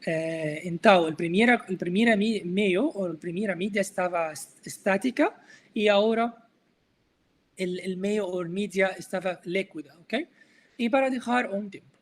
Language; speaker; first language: Portuguese; non-native, learner; Arabic